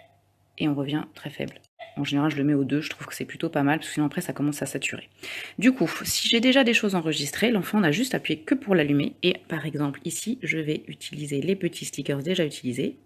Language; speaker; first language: French; native; French